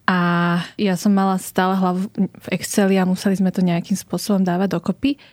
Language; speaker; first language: Slovak; native; Slovak